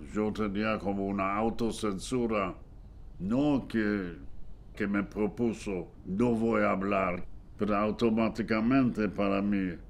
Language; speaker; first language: Spanish; non-native, fluent; Polish